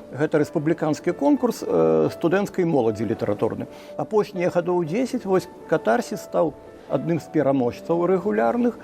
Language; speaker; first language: Belarusian; non-native, local second language; Russian